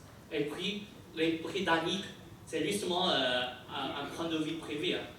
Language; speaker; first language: French; non-native, fluent; Chinese